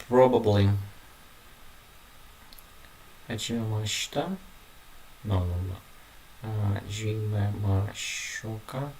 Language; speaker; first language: Japanese; non-native, learner; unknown